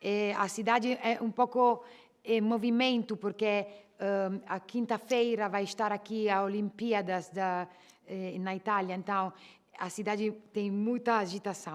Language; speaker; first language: Portuguese; non-native, fluent; Italian